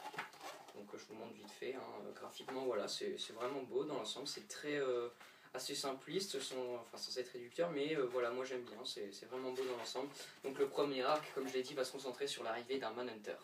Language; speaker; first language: French; native; French